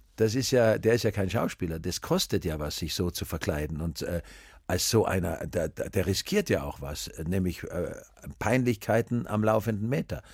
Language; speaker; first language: German; native; German